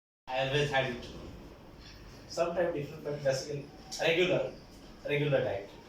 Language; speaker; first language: English; non-native, local second language; Marathi